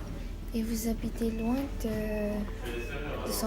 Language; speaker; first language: French; non-native, learner; Malay